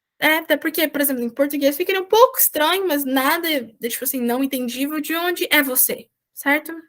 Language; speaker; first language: Portuguese; native; Portuguese